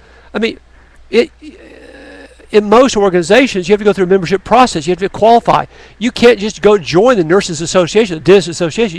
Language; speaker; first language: English; native; English